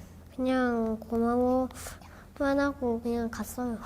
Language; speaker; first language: Korean; early bilingual, other home language; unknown